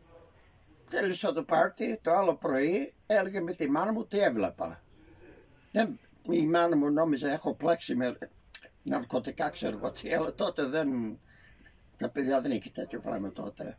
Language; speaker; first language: Greek; early bilingual, heritage; Greek